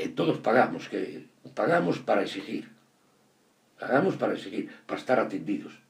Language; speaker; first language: Spanish; non-native, local second language; Galician